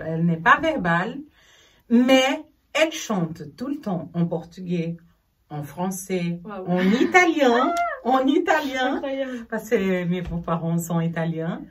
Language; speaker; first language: French; non-native, fluent; Portuguese